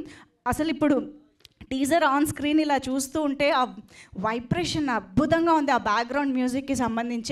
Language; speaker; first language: Telugu; native; Telugu